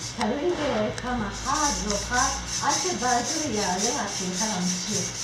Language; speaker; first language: Hebrew; non-native, learner; Russian